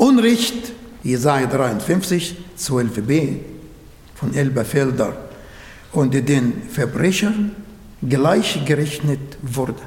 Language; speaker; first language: German; non-native, fluent; Arabic